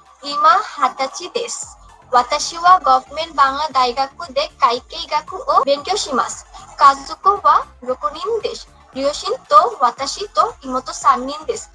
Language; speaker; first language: Japanese; non-native, learner; Bangla